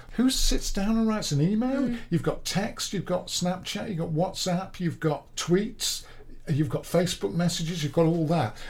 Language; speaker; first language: English; native; English